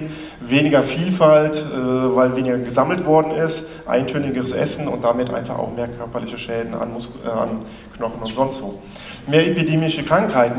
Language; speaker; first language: German; native; German